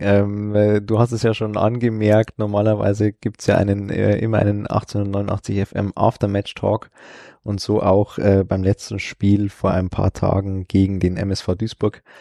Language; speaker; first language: German; native; German